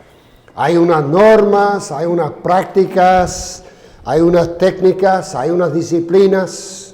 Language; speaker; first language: Spanish; non-native, fluent; English